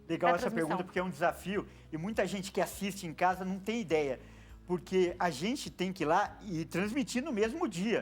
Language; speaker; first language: Portuguese; native; Portuguese